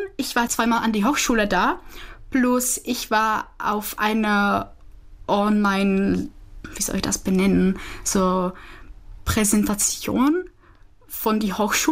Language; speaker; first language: German; non-native, fluent; Czech